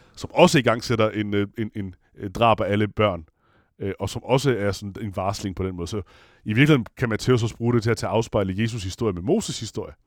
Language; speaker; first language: Danish; non-native, fluent; Italian